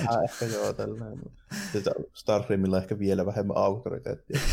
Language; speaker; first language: Finnish; native; Finnish